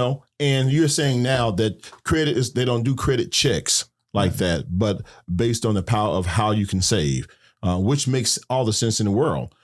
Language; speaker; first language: English; native; English